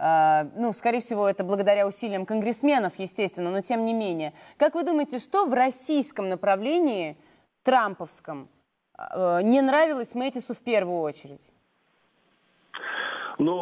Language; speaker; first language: Russian; native; Russian